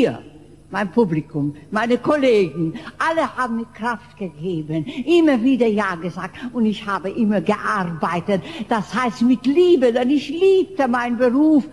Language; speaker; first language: German; non-native, fluent; Hungarian